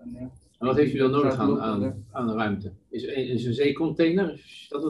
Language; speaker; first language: Dutch; native; Dutch